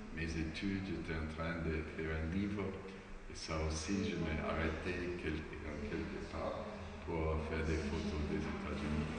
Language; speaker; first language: French; non-native, fluent; German